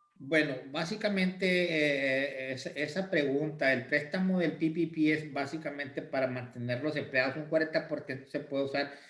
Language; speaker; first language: Spanish; early bilingual, other home language; English